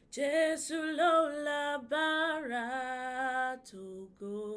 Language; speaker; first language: Dutch; early bilingual, other home language; Yoruba